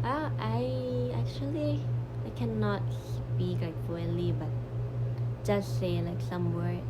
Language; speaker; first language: English; non-native, learner; Thai